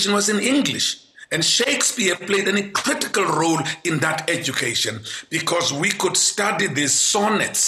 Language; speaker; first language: English; non-native, local second language; Xhosa